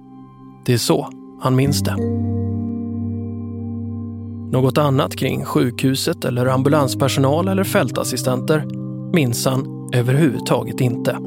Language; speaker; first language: Swedish; native; Swedish